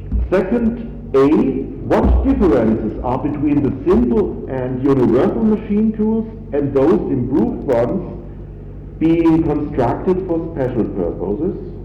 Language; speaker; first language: English; non-native, fluent; German